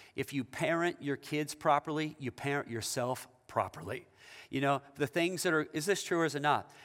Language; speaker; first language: English; native; English